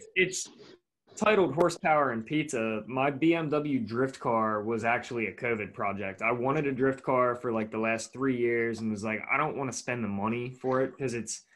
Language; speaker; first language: English; native; English